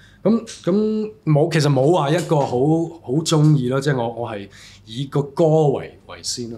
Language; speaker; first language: Cantonese; early bilingual, heritage; Cantonese